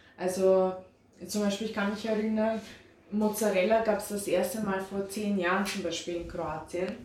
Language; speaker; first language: German; early bilingual, other home language; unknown